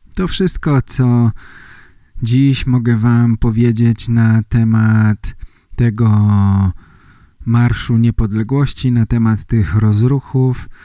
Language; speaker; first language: Polish; native; Polish